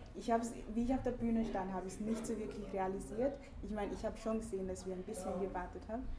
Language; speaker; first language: German; early bilingual, other home language; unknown